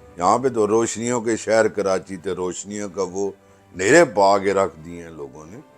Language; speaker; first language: Urdu; non-native, local second language; Pahari-Potwari